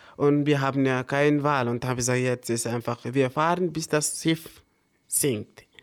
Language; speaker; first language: German; early bilingual, other home language; Arabic